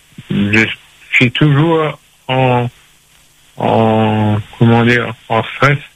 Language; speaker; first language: French; non-native, local second language; Réunion Creole French